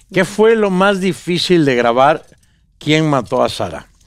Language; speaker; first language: Spanish; native; Spanish